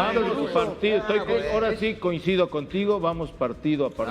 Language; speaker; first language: Spanish; native; Spanish